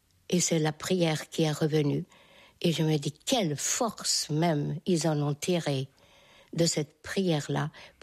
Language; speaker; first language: French; non-native, fluent; Hungarian